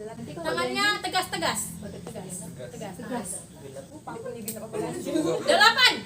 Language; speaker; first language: Indonesian; native; Indonesian